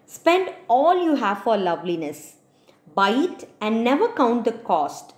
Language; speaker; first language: English; non-native, local second language; Tamil